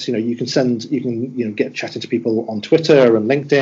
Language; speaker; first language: English; native; English